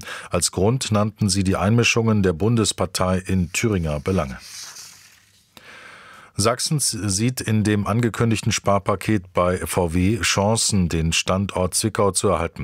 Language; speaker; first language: German; native; German